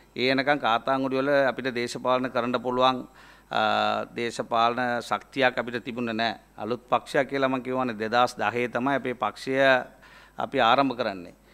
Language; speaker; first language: Sinhala; non-native, local second language; Tamil